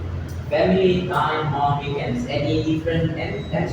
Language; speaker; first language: English; non-native, fluent; Indonesian